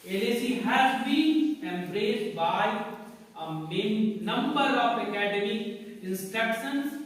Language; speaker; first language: English; non-native, local second language; Hindi